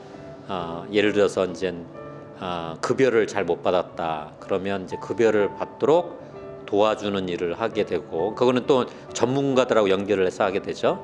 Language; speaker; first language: Korean; native; Korean